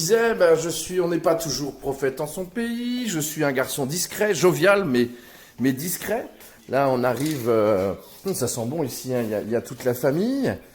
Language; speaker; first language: French; native; French